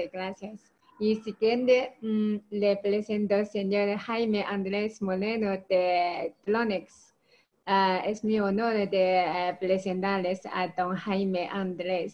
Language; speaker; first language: Spanish; non-native, learner; Chinese